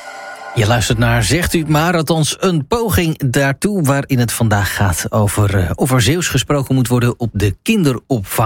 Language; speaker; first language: Dutch; native; Dutch